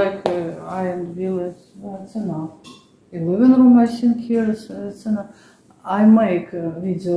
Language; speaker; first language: English; non-native, learner; Russian